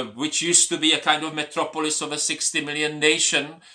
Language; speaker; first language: English; non-native, fluent; Czech